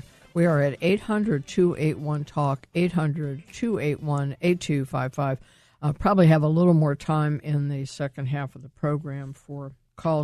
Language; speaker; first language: English; native; English